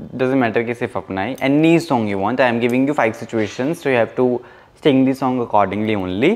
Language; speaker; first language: English; non-native, local second language; Haryanvi